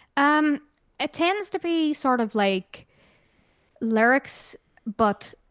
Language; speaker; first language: English; native; English